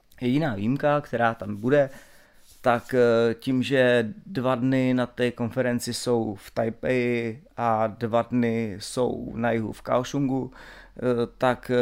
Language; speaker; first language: Czech; native; Czech